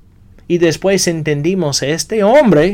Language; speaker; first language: Spanish; non-native, fluent; English